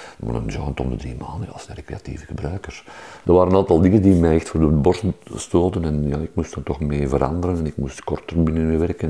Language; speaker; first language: Dutch; native; Dutch